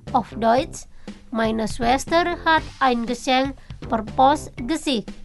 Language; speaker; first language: German; non-native, fluent; Indonesian